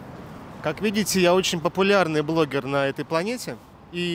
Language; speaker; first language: Russian; native; Russian